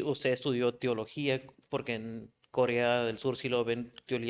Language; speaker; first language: Spanish; native; Spanish